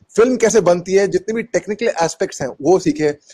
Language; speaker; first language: Hindi; native; Hindi